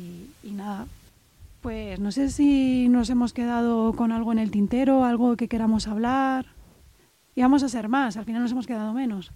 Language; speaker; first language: Spanish; native; Spanish